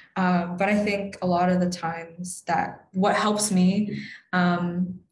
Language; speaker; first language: English; native; English